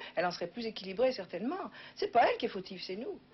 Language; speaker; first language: French; native; French